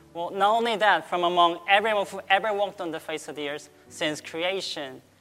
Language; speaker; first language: English; early bilingual, other home language; Korean